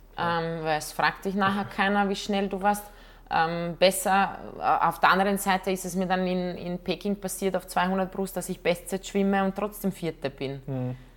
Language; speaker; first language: German; non-native, fluent; Croatian